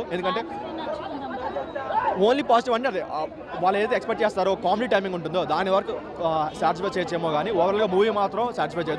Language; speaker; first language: Telugu; native; Telugu